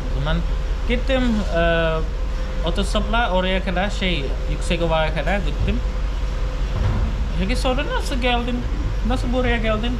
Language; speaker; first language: Turkish; non-native, fluent; Khmer